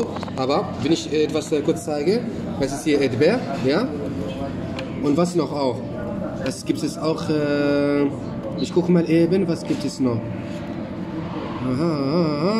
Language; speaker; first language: German; non-native, learner; Arabic